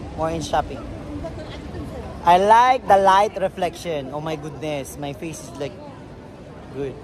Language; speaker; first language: English; non-native, learner; Filipino